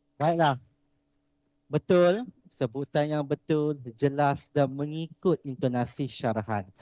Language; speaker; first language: Malay; native; Malay